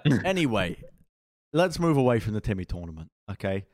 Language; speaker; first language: English; native; English